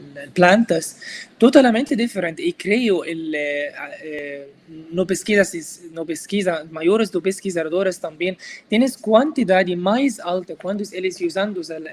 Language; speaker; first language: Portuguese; non-native, learner; Arabic